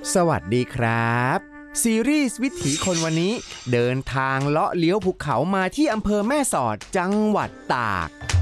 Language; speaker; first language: Thai; native; Thai